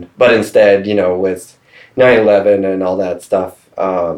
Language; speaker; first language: English; non-native, fluent; Swedish